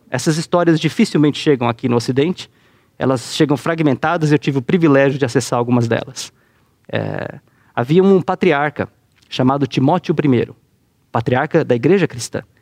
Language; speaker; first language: Portuguese; native; Portuguese